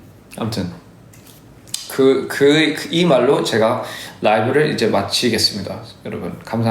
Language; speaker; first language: Korean; early bilingual, heritage; English